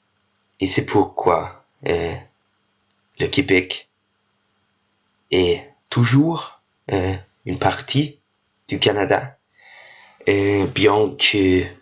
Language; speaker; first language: French; non-native, learner; Danish